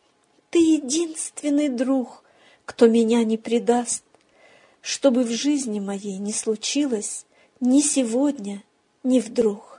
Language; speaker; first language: Russian; native; Russian